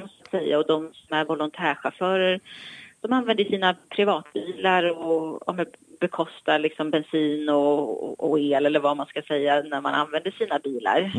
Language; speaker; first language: Swedish; native; Swedish